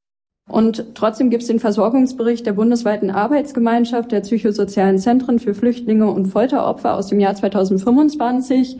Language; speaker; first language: German; native; German